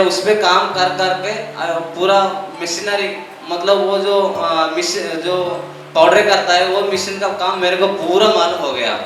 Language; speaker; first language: Hindi; non-native, local second language; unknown